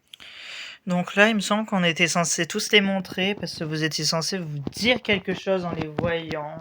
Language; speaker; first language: French; native; French